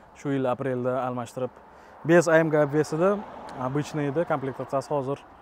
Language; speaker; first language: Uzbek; early bilingual, heritage; Uzbek